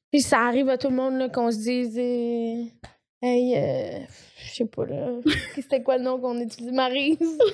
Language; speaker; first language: French; native; French